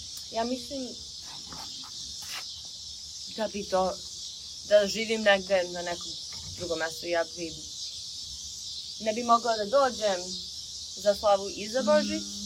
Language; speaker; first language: Serbian; early bilingual, heritage; Serbian